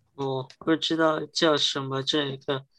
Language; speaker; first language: Chinese; early bilingual, heritage; Chinese